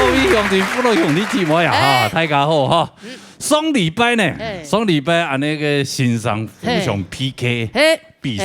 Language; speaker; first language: Chinese; native; Chinese